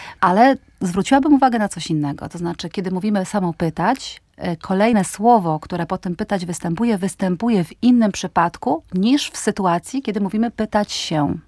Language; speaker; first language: Polish; native; Polish